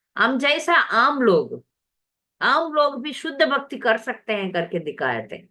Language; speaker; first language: Hindi; non-native, local second language; Tamil